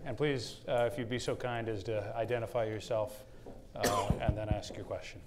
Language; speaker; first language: English; native; English